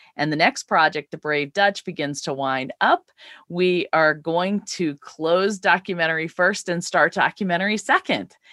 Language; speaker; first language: English; native; English